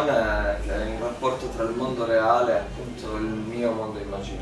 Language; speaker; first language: Italian; native; Italian